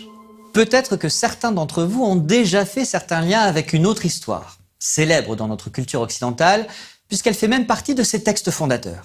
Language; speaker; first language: French; native; French